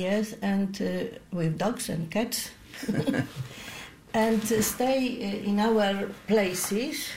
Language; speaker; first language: English; non-native, learner; Polish